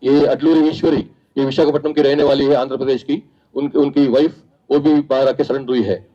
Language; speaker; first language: Hindi; non-native, local second language; Telugu